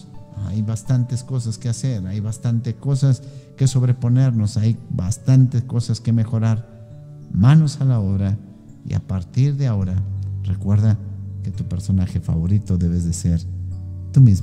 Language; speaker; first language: Spanish; native; Spanish